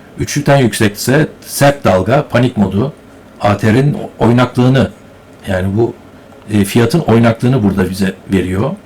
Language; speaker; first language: Turkish; native; Turkish